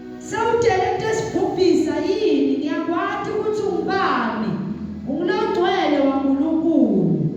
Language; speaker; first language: Zulu; non-native, local second language; Swati